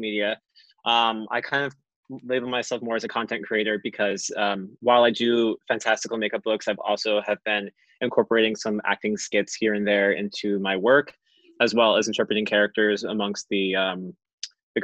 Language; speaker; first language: English; native; English